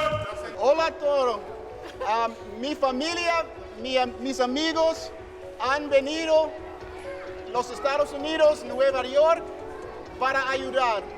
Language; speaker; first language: Spanish; non-native, learner; English